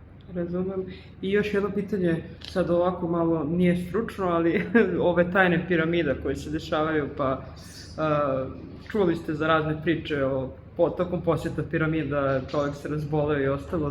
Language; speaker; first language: Bosnian; native; Bosnian